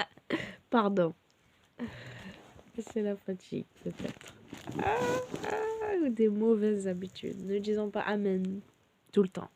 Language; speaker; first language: French; native; French